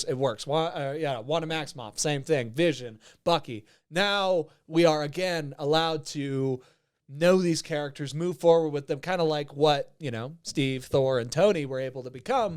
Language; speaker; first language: English; native; English